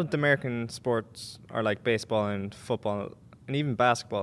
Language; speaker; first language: English; native; English